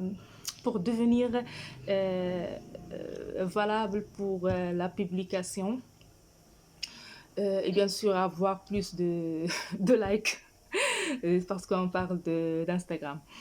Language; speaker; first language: French; non-native, fluent; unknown